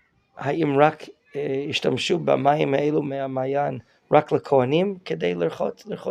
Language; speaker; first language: Hebrew; non-native, fluent; English